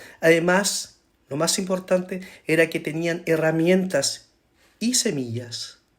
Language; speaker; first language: Spanish; native; Spanish